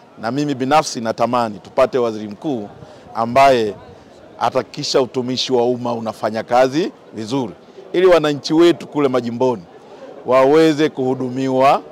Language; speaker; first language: Swahili; native; Swahili